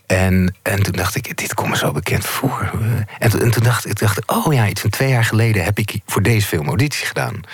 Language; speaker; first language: Dutch; native; Dutch